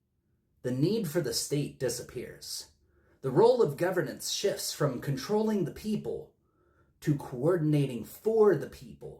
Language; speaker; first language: English; native; English